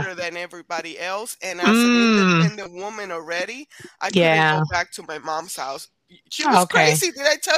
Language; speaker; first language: English; non-native, fluent; Spanish